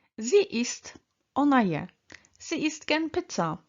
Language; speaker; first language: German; non-native, fluent; Polish